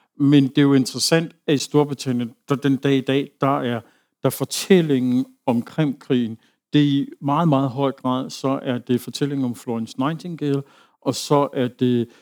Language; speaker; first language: Danish; early bilingual, heritage; French